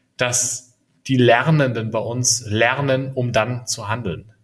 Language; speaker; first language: German; native; German